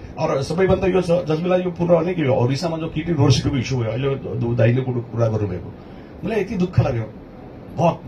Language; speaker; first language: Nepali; early bilingual, heritage; Nepali